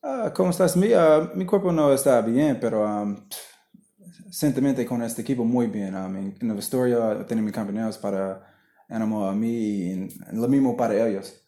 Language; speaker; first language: Spanish; non-native, learner; English